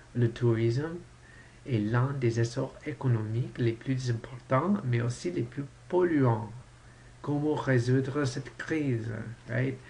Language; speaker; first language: French; non-native, fluent; English